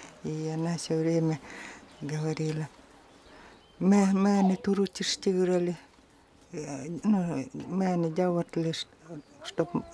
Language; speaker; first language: Russian; native; Russian